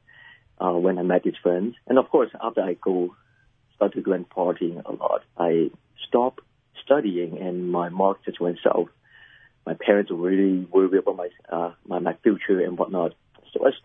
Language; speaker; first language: English; early bilingual, other home language; Cantonese